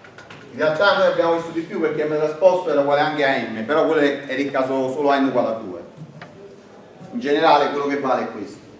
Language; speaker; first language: Italian; native; Italian